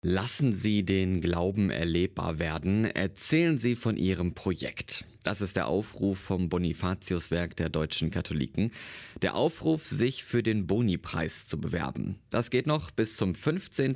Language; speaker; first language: German; native; German